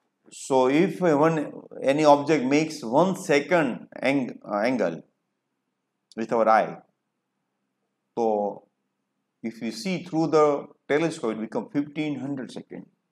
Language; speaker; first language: English; non-native, local second language; Gujarati